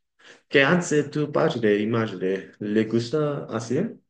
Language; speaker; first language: Spanish; non-native, learner; English